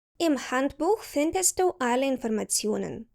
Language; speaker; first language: German; non-native, fluent; Ukrainian